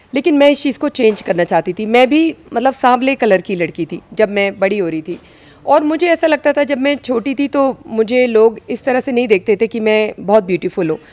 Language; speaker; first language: Hindi; native; Hindi